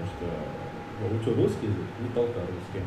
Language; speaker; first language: Russian; non-native, learner; Indonesian